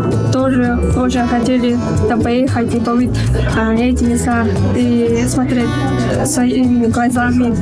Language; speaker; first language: Russian; non-native, learner; Kyrgyz